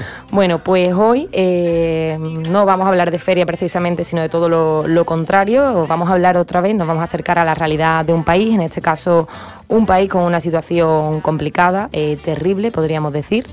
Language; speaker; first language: Spanish; native; Spanish